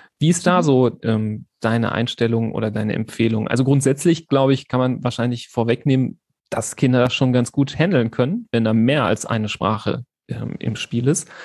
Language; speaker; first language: German; native; German